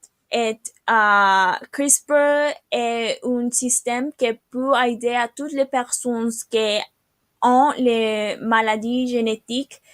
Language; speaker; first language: French; non-native, learner; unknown